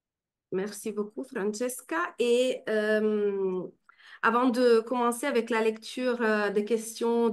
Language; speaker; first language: French; non-native, fluent; Italian